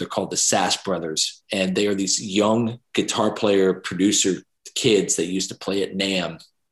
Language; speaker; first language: English; native; English